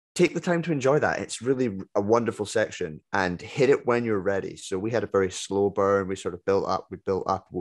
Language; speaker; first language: English; native; English